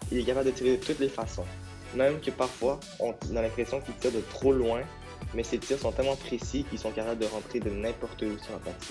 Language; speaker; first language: French; native; French